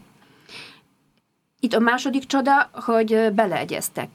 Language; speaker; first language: Hungarian; non-native, fluent; Polish